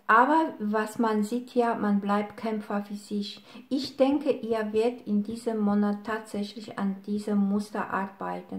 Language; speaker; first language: German; non-native, fluent; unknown